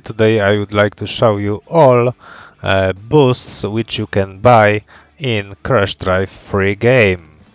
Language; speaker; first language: English; non-native, learner; Polish